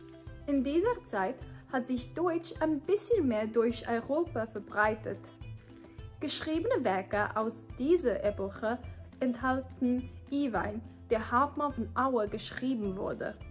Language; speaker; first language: German; non-native, fluent; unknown